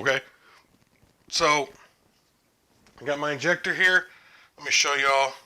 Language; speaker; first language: English; native; English